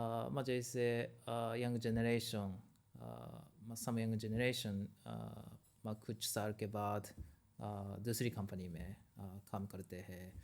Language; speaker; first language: Hindi; non-native, learner; Japanese